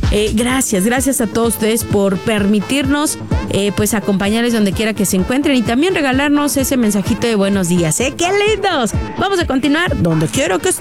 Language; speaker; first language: Spanish; native; Spanish